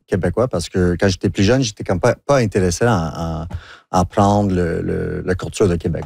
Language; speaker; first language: French; non-native, local second language; English